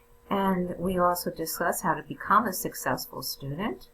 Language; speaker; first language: English; native; English